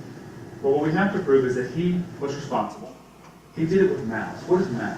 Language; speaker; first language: English; native; English